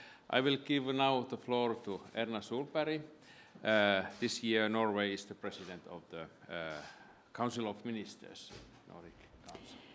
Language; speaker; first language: English; non-native, fluent; Finnish